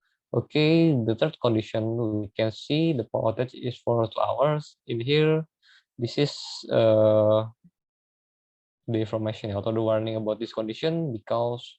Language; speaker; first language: English; non-native, learner; Indonesian